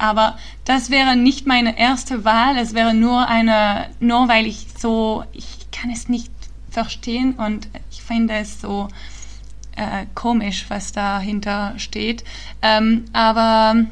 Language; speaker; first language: German; early bilingual, heritage; German